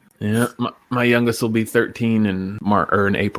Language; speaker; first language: English; native; English